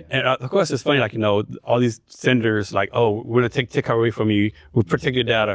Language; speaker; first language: English; native; English